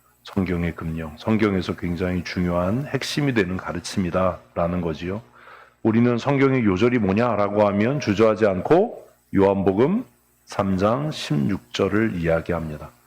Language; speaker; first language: Korean; native; Korean